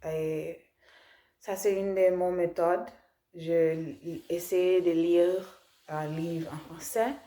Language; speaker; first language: French; non-native, learner; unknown